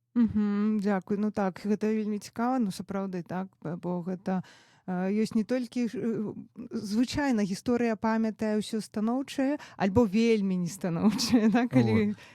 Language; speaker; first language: Belarusian; native; Belarusian